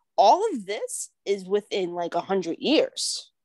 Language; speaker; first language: English; native; English